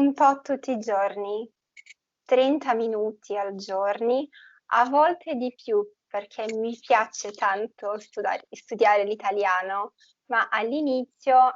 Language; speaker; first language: Italian; non-native, fluent; Portuguese